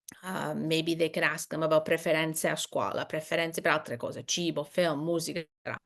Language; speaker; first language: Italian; non-native, fluent; English